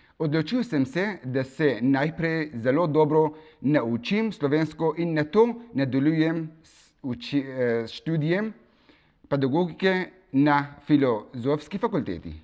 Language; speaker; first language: Slovenian; non-native, fluent; Kurdish